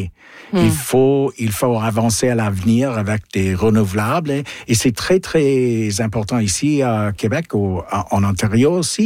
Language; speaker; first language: French; non-native, local second language; English